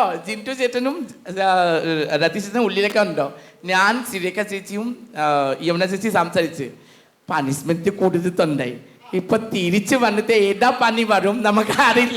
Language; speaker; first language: Malayalam; non-native, local second language; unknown